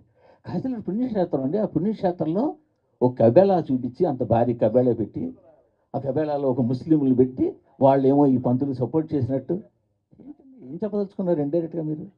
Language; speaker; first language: Telugu; native; Telugu